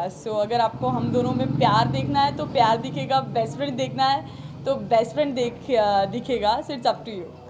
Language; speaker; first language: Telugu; non-native, learner; Gujarati